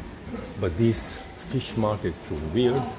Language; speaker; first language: English; non-native, fluent; Portuguese